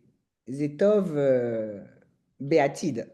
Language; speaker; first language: Hebrew; non-native, learner; French